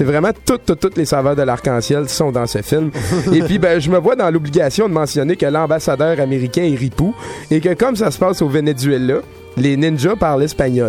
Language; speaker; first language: French; native; French